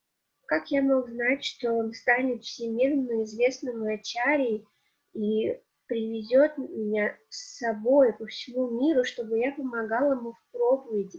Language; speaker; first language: Russian; native; Russian